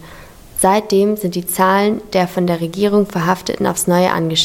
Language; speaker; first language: German; native; German